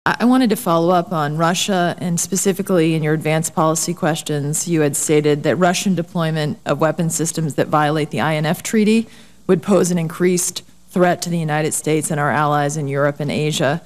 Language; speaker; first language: English; native; English